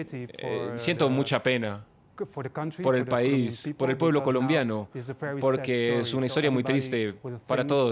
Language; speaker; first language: Spanish; non-native, fluent; Dutch